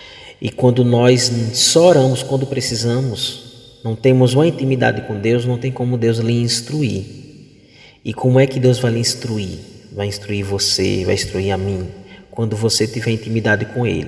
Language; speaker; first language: Portuguese; native; Portuguese